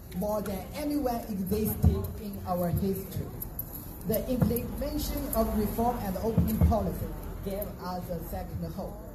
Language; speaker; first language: English; non-native, fluent; Chinese